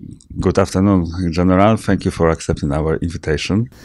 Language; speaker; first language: English; non-native, fluent; Polish